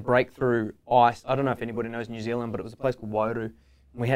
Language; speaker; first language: English; native; English